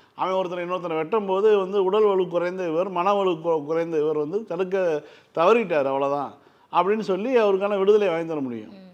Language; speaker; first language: Tamil; native; Tamil